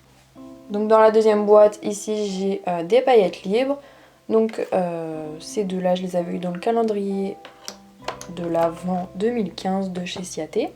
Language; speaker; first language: French; native; French